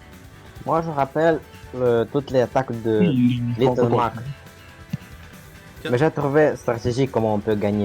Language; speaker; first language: French; non-native, learner; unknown